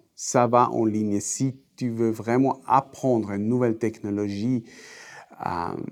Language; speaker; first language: French; non-native, fluent; German